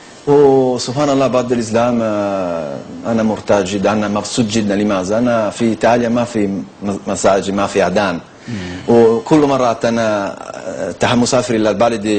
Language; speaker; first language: Arabic; non-native, learner; Italian